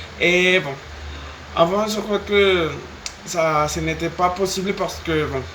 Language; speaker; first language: French; non-native, fluent; Spanish